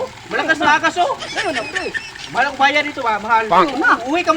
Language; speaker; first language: Filipino; non-native, local second language; Cebuano